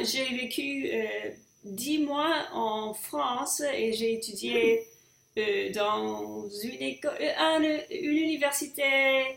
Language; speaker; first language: French; non-native, fluent; English